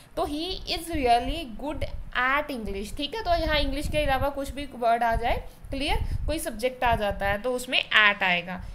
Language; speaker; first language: Hindi; non-native, local second language; Punjabi